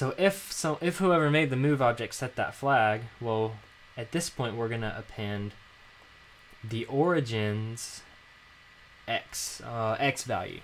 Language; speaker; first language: English; native; English